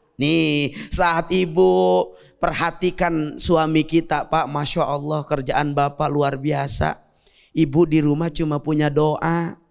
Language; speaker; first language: Indonesian; native; Indonesian